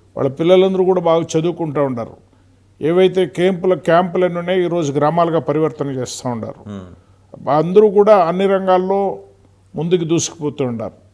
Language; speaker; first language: Telugu; native; Telugu